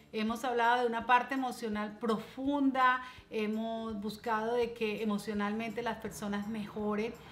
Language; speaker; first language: Spanish; native; Spanish